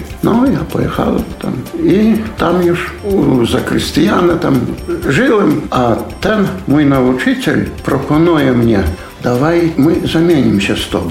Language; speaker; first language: Polish; non-native, local second language; Belarusian